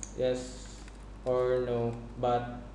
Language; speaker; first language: English; non-native, fluent; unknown